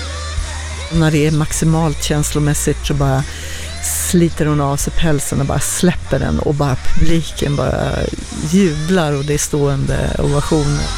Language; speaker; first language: Swedish; native; Swedish